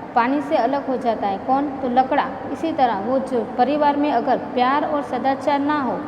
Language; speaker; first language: Hindi; non-native, local second language; Gujarati